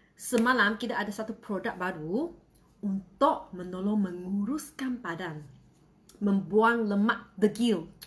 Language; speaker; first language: Malay; non-native, local second language; Chinese